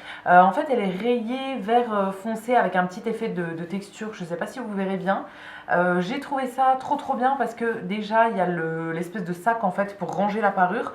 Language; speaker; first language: French; native; French